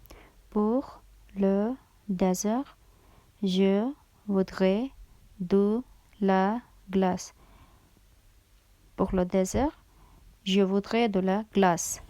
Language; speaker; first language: French; non-native, fluent; Urdu